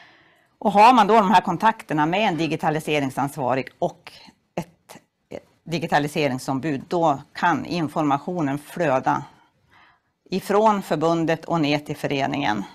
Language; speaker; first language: Swedish; native; Swedish